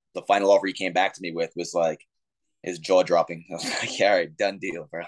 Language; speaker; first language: English; native; English